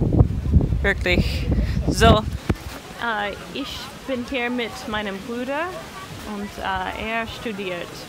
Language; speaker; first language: German; non-native, learner; English